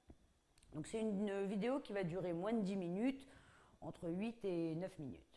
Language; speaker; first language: French; native; French